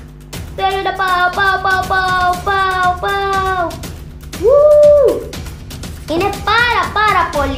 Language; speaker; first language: Greek; non-native, learner; Arabic